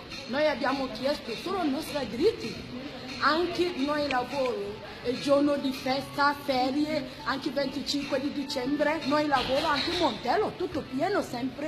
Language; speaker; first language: Italian; non-native, learner; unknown